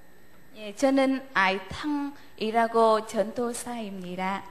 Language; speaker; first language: Korean; non-native, learner; Vietnamese